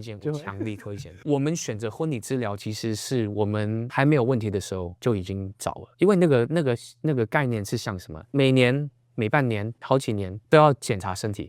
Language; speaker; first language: Chinese; native; Chinese